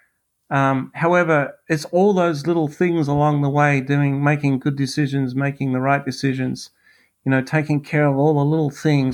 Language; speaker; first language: English; native; English